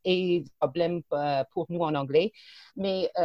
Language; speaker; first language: French; non-native, fluent; English